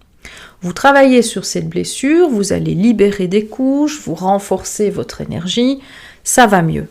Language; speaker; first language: French; native; French